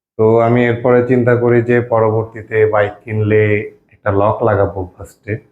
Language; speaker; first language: Bangla; native; Bangla